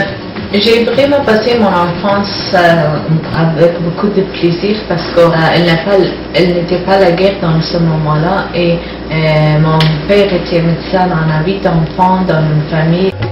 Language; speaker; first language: French; non-native, learner; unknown